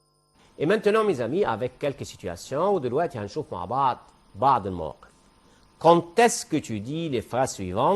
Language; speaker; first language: French; non-native, fluent; Arabic